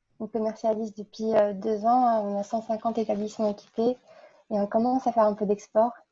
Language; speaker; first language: French; non-native, local second language; Arabic